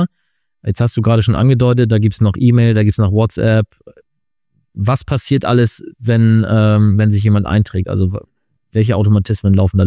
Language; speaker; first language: German; native; German